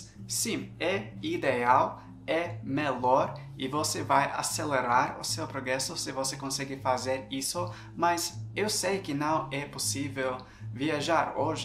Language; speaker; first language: Portuguese; non-native, fluent; English